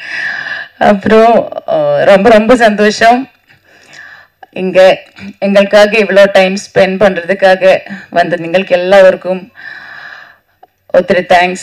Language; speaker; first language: Tamil; non-native, learner; Malayalam